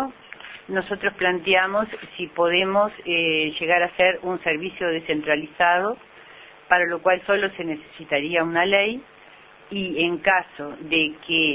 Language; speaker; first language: Spanish; native; Spanish